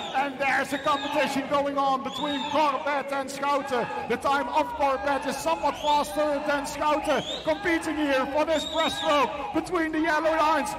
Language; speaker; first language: English; non-native, fluent; Dutch